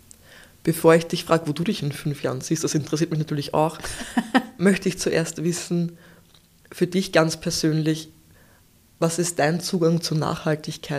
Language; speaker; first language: German; native; German